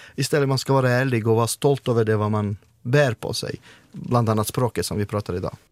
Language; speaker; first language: Swedish; non-native, fluent; Romany